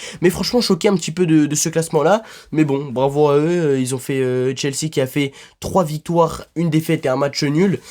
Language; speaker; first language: French; native; French